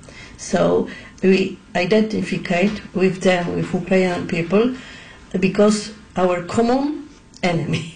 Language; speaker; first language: English; non-native, learner; Polish